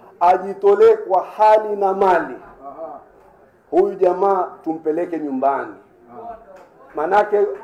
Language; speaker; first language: Swahili; native; Swahili